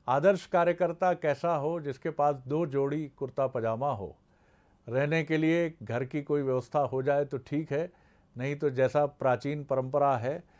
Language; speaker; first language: Hindi; native; Hindi